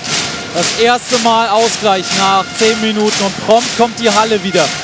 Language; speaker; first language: German; native; German